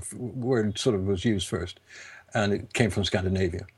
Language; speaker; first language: English; native; English